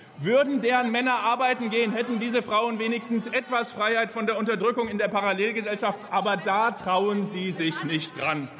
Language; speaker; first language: German; native; German